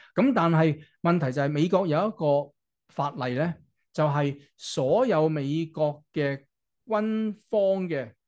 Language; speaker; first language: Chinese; non-native, local second language; Cantonese